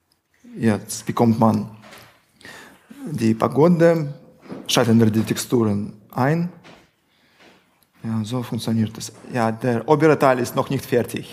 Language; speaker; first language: German; non-native, fluent; Russian